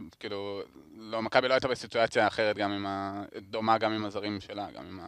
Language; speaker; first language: Hebrew; native; Hebrew